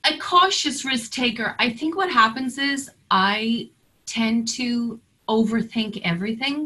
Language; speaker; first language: English; native; English